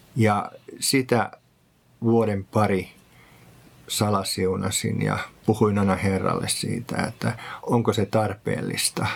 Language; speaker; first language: Finnish; native; Finnish